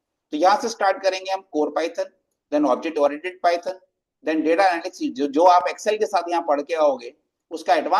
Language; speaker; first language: Hindi; native; Hindi